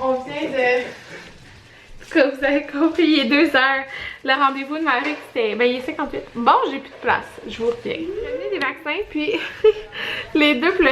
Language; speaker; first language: French; native; French